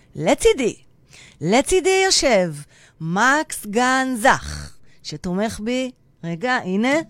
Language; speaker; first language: Hebrew; native; Hebrew